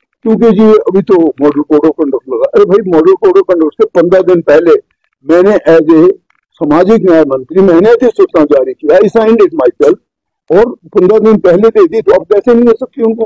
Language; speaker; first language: Hindi; native; Hindi